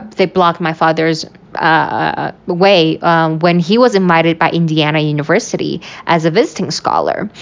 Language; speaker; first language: English; non-native, fluent; Uyghur